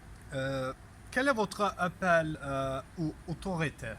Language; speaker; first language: French; non-native, learner; Turkish